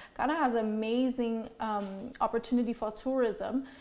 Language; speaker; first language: English; non-native, fluent; Dutch